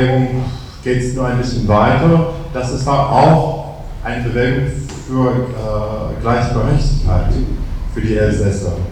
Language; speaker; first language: German; non-native, fluent; English